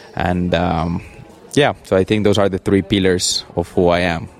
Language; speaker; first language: English; early bilingual, other home language; Spanish